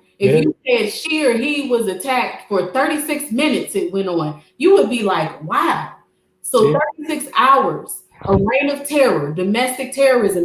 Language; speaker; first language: English; native; English